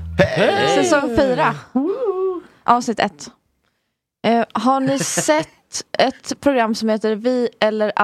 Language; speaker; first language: Swedish; native; Swedish